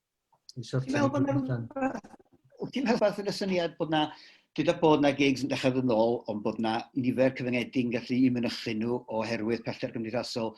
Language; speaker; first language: Welsh; native; Welsh